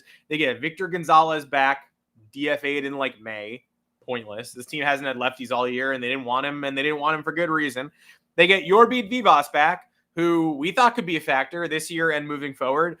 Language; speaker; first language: English; native; English